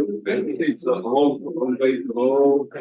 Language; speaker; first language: English; non-native, learner; Czech